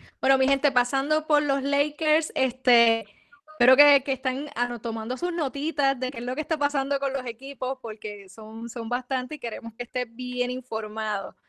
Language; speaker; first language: Spanish; native; Spanish